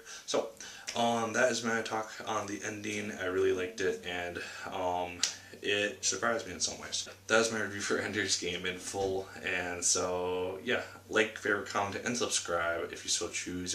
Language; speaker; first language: English; native; English